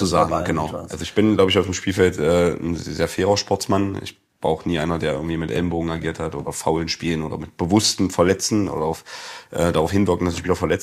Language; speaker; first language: German; native; German